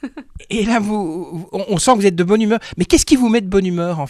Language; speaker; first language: French; native; French